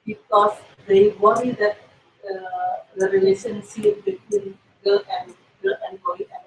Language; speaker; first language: English; non-native, learner; Indonesian